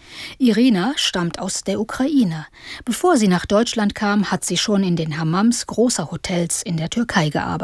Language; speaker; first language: German; native; German